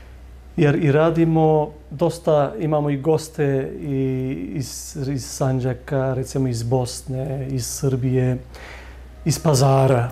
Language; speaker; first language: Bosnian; early bilingual, heritage; Bosnian